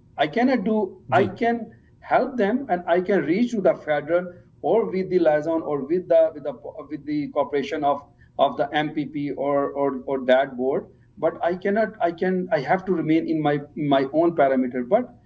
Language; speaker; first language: English; non-native, local second language; Urdu